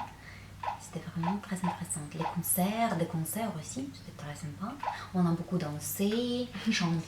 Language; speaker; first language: French; non-native, fluent; Russian